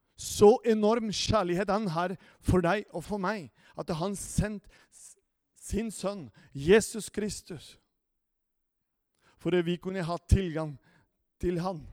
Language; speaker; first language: Norwegian; non-native, fluent; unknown